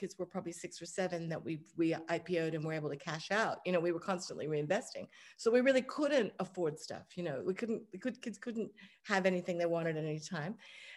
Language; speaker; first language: English; native; English